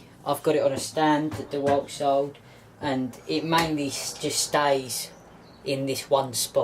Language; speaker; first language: English; native; English